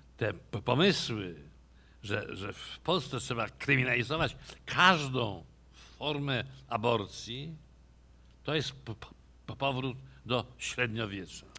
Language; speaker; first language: Polish; native; Polish